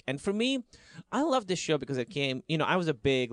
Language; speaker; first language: English; non-native, local second language; Urdu